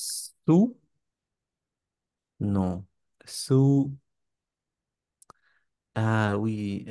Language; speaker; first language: French; non-native, learner; English